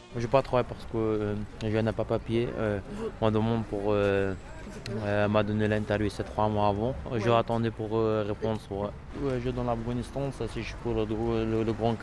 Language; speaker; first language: French; non-native, learner; Pashto